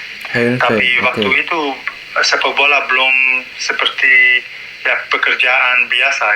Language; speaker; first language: Indonesian; non-native, learner; Dutch